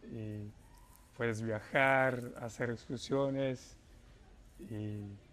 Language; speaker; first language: Spanish; non-native, fluent; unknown